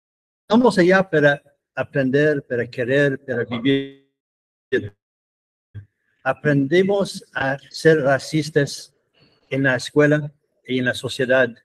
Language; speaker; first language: Spanish; non-native, fluent; English